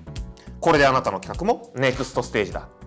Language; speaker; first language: Japanese; native; Japanese